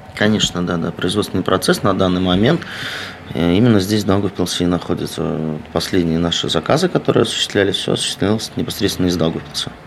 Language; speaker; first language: Russian; native; Russian